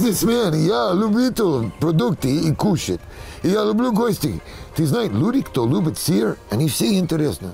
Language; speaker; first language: Russian; non-native, learner; English